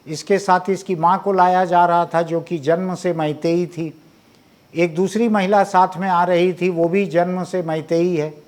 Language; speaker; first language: Hindi; native; Hindi